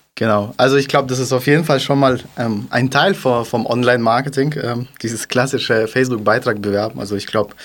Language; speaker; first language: German; non-native, fluent; Russian